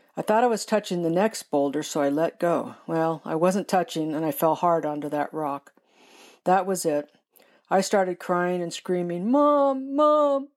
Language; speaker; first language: English; native; English